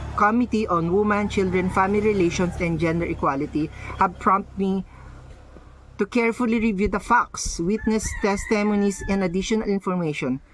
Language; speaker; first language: English; non-native, local second language; Filipino